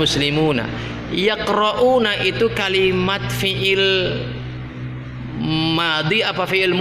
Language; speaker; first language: Arabic; non-native, fluent; Indonesian